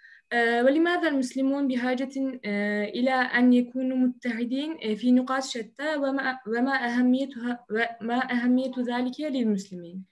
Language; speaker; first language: Arabic; non-native, fluent; Turkish